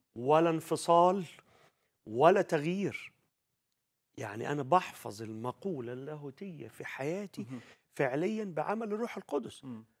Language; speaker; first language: Arabic; native; Arabic